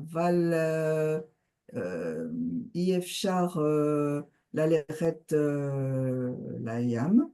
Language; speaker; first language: Hebrew; non-native, learner; French